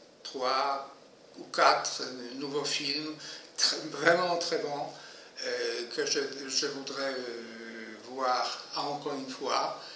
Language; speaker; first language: French; non-native, fluent; Polish